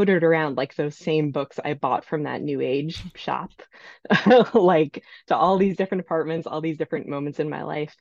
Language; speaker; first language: English; native; English